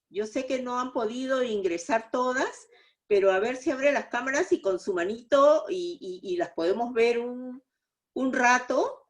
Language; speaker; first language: Spanish; native; Spanish